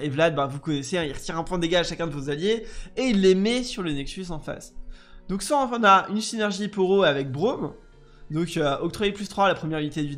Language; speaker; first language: French; native; French